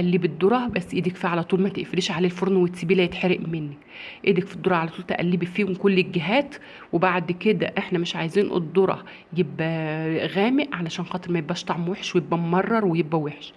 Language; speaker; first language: Arabic; native; Arabic